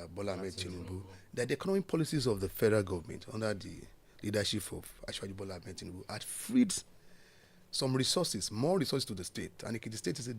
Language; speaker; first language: English; non-native, local second language; Yoruba